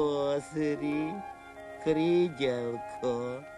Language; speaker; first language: Slovak; native; Slovak